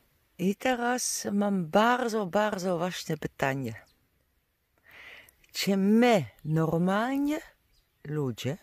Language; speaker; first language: Polish; non-native, learner; Dutch